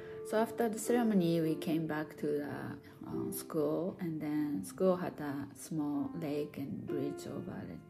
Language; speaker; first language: English; non-native, fluent; Japanese